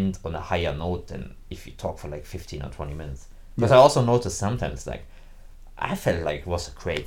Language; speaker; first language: English; non-native, fluent; German